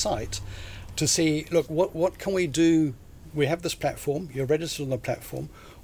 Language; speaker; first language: English; native; English